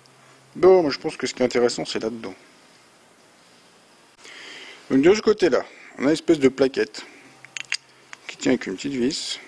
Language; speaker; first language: French; native; French